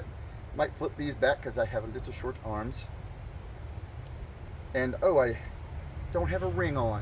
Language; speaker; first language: English; native; English